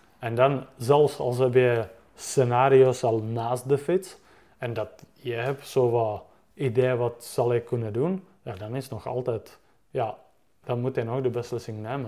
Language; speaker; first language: Dutch; non-native, fluent; Czech